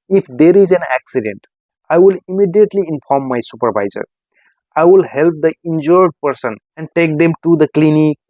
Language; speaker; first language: English; non-native, local second language; Nepali